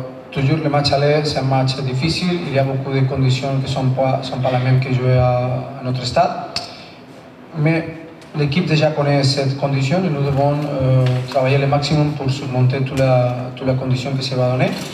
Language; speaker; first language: French; non-native, learner; Spanish